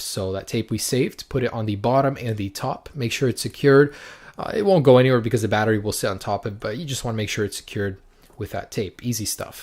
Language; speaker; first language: English; native; English